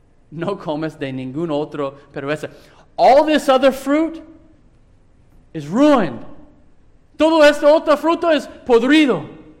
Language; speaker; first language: Spanish; non-native, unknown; English